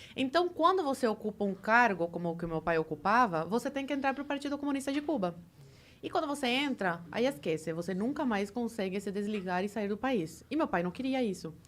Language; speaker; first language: Portuguese; early bilingual, other home language; Spanish